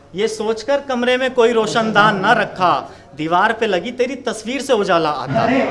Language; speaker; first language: Hindi; native; Hindi